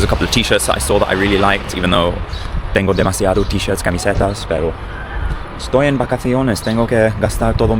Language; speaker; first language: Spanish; non-native, learner; English